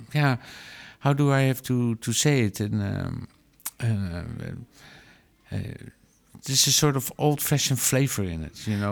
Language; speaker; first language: English; non-native, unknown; Dutch